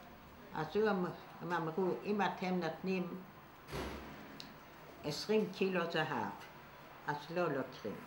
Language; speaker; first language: Hebrew; non-native, fluent; Yiddish